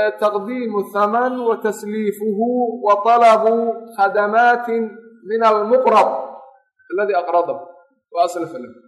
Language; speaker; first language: Arabic; non-native, local second language; Somali